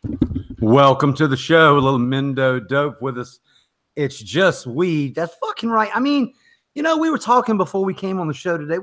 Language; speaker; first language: English; native; English